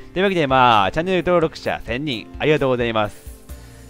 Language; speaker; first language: Japanese; native; Japanese